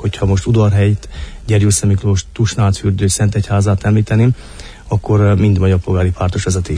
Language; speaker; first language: Hungarian; native; Hungarian